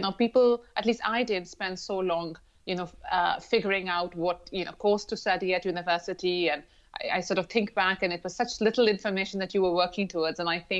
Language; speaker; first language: English; non-native, local second language; Urdu